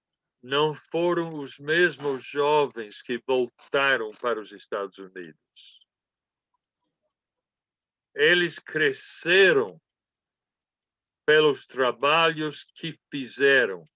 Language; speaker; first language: Portuguese; non-native, fluent; English